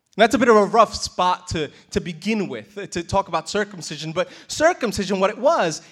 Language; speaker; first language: English; native; English